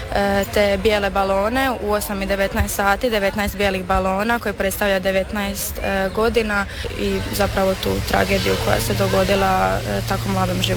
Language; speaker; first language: Serbian; native; Serbian